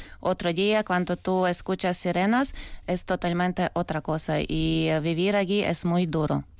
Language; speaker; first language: Spanish; non-native, learner; Ukrainian